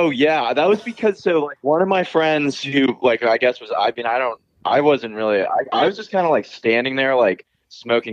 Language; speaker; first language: English; native; English